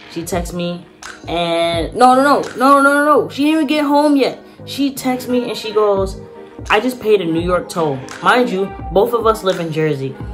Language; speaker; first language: English; native; English